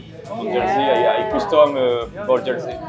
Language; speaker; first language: English; non-native, learner; French